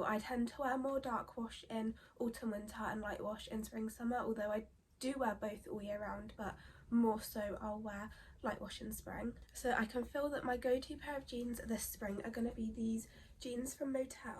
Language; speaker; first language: English; native; English